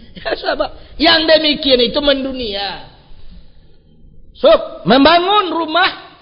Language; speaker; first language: Indonesian; non-native, local second language; Minangkabau